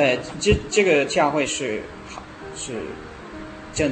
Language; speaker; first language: Chinese; non-native, learner; French